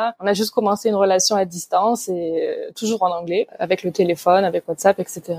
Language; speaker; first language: French; native; French